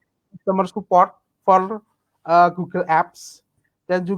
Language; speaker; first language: Indonesian; native; Indonesian